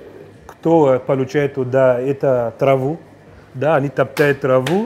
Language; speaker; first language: Russian; non-native, fluent; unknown